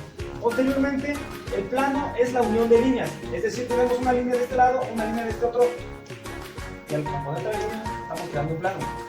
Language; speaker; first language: Spanish; native; Spanish